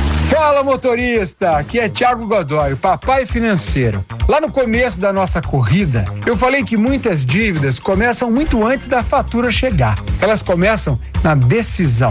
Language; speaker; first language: Portuguese; native; Portuguese